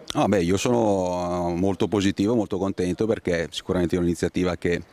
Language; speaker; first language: Italian; native; Italian